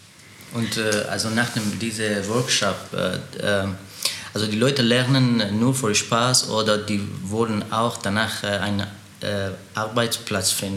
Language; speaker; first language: German; non-native, learner; Persian